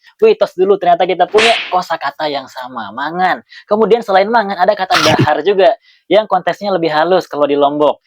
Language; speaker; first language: Indonesian; non-native, local second language; Sasak